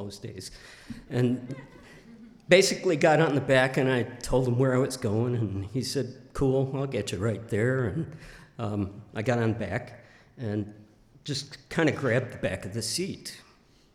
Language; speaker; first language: English; native; English